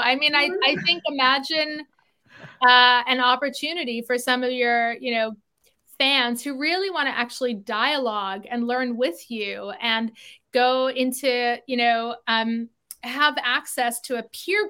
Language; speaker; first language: English; native; English